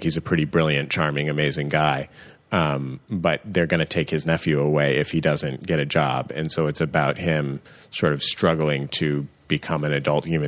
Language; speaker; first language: English; native; English